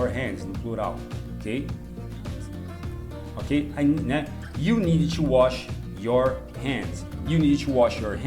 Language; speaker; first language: English; non-native, learner; Portuguese